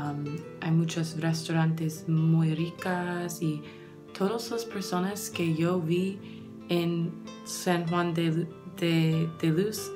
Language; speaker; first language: Spanish; non-native, learner; English